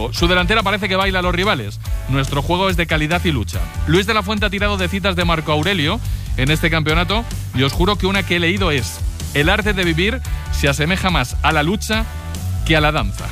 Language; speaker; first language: Spanish; native; Spanish